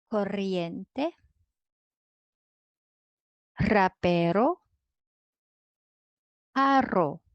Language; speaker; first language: Spanish; non-native, fluent; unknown